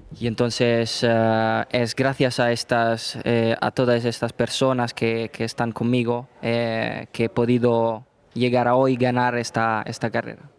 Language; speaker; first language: Spanish; non-native, fluent; Italian